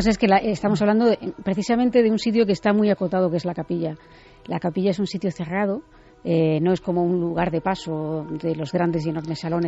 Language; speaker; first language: Spanish; native; Spanish